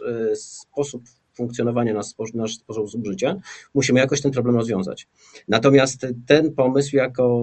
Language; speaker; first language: Polish; native; Polish